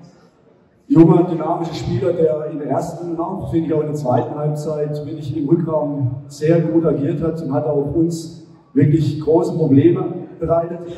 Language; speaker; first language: German; native; German